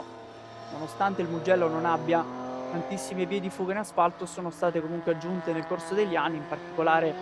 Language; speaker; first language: Italian; native; Italian